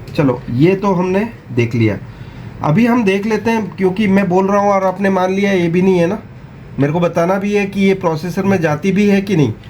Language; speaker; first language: Hindi; non-native, local second language; Gujarati